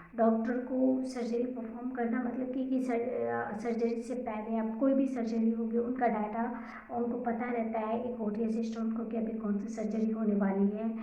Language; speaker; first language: Hindi; native; Hindi